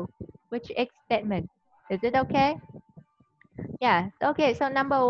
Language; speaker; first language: English; non-native, fluent; Vietnamese